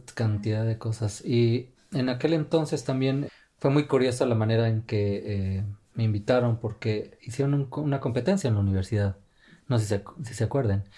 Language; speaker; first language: Spanish; native; Spanish